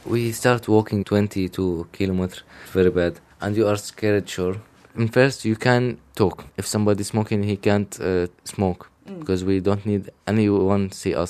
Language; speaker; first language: English; non-native, learner; Arabic